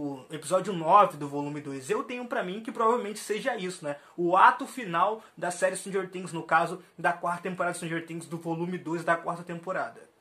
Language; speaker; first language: Portuguese; native; Portuguese